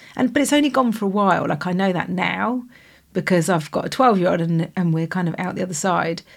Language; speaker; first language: English; native; English